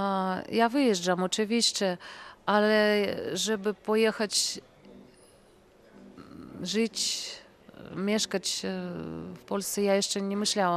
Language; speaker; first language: Polish; non-native, fluent; Russian